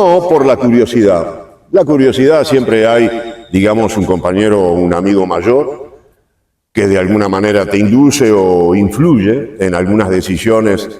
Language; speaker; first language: Spanish; native; Spanish